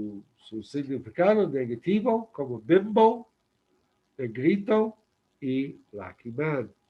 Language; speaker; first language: Spanish; non-native, learner; English